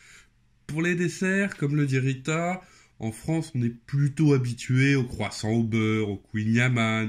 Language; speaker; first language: French; native; French